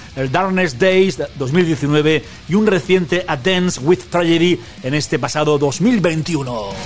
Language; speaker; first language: Spanish; native; Spanish